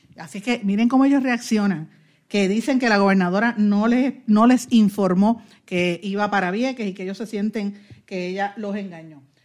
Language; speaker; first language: Spanish; native; Spanish